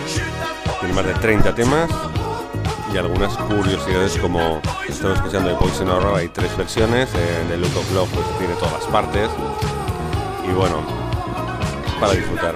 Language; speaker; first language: Spanish; native; Spanish